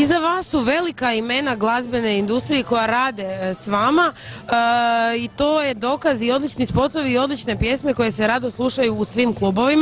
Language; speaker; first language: Croatian; native; Croatian